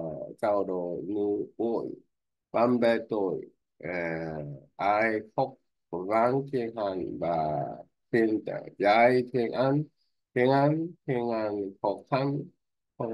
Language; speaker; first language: Vietnamese; non-native, learner; Korean